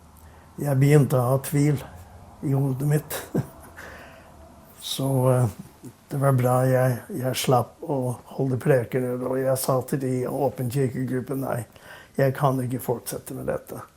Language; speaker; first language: Norwegian; non-native, fluent; English